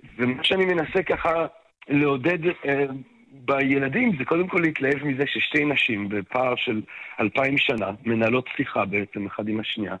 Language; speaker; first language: Hebrew; non-native, fluent; French